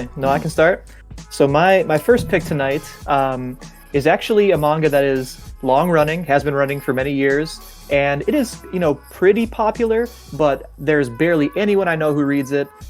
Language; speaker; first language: English; native; English